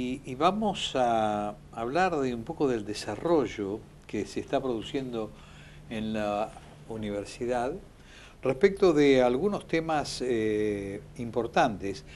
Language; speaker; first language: Spanish; native; Spanish